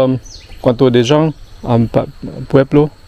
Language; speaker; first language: Spanish; non-native, learner; Vietnamese